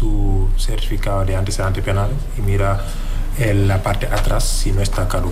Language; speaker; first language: Spanish; non-native, fluent; Wolof